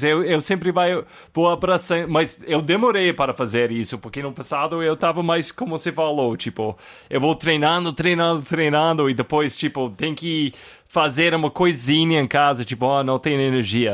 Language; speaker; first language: Portuguese; non-native, fluent; English